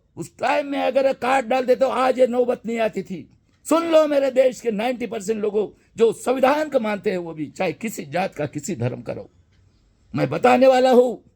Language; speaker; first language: Hindi; non-native, local second language; Marathi